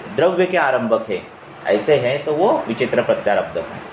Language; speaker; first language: Hindi; non-native, local second language; Marathi